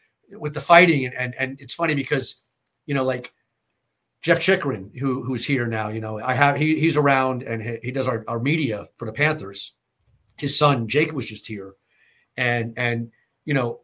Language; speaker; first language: English; native; English